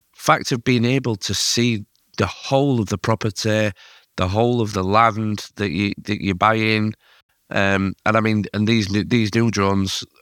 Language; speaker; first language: English; native; English